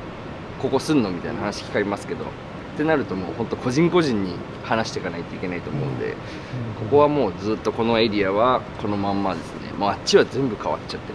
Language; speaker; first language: Japanese; native; Japanese